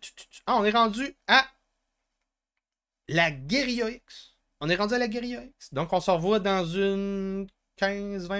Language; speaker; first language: French; native; French